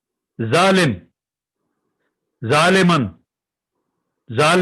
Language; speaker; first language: Arabic; non-native, learner; Urdu